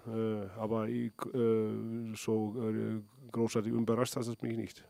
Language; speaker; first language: German; non-native, fluent; Icelandic